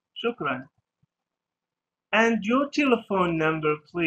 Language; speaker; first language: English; non-native, fluent; Arabic